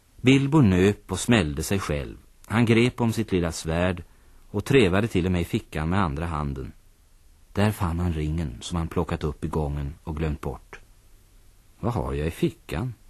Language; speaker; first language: Swedish; native; Swedish